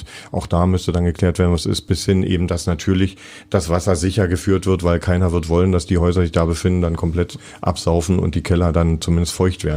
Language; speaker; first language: German; native; German